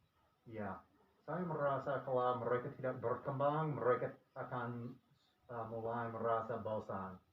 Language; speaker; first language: Indonesian; non-native, fluent; English